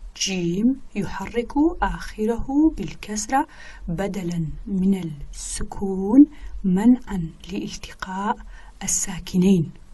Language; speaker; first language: Arabic; non-native, local second language; Kurdish